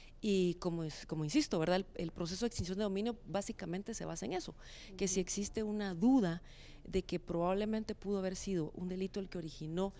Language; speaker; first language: Spanish; native; Spanish